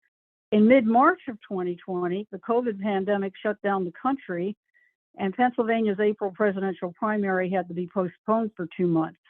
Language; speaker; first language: English; native; English